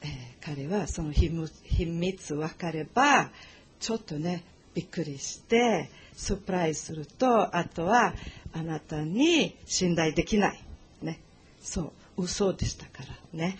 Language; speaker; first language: Japanese; non-native, learner; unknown